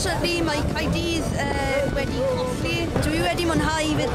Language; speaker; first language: Welsh; non-native, local second language; English